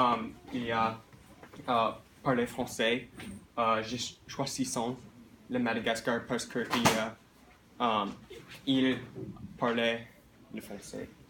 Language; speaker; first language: French; non-native, learner; English